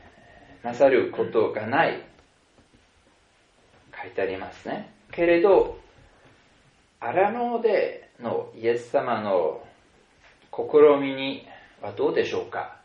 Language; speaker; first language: Japanese; non-native, fluent; German